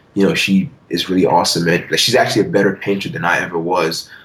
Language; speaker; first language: English; early bilingual, other home language; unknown